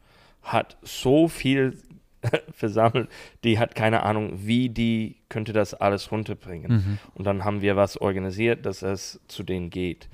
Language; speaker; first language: German; non-native, learner; English